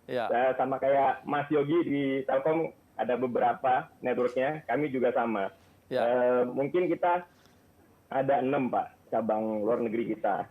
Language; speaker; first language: Indonesian; native; Indonesian